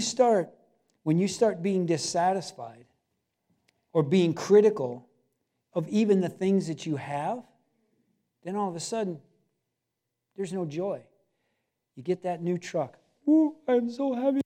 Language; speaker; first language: English; native; English